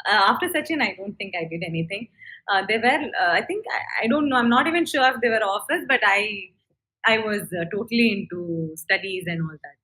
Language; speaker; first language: English; non-native, local second language; Tamil